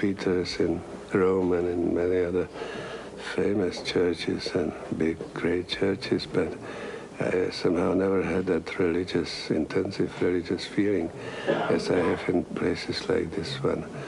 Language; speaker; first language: English; non-native, fluent; Czech